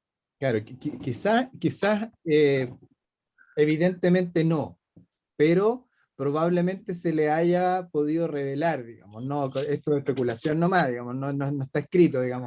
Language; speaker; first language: Spanish; native; Spanish